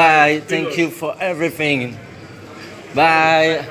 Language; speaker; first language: English; non-native, learner; French